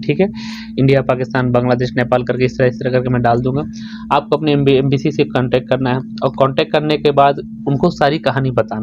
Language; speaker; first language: Hindi; native; Hindi